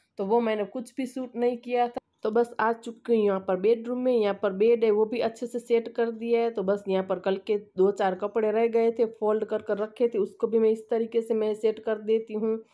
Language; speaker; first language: Hindi; non-native, local second language; Gujarati